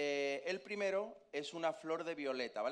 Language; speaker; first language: Spanish; native; Spanish